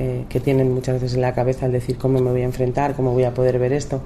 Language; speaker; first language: Spanish; native; Spanish